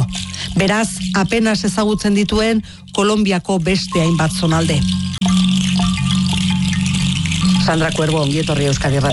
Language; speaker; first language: Basque; native; Basque